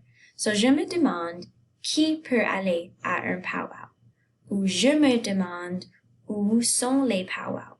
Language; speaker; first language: French; non-native, fluent; English